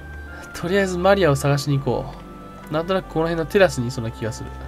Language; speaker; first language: Japanese; native; Japanese